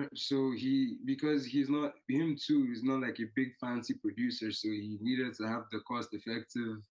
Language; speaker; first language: English; non-native, local second language; Yoruba